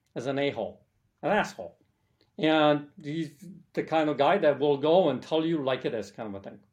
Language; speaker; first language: English; early bilingual, other home language; Polish